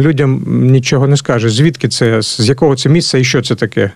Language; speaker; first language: Ukrainian; native; Ukrainian